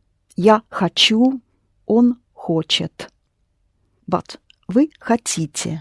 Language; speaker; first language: Russian; non-native, fluent; English